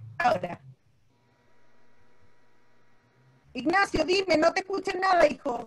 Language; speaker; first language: Spanish; native; Spanish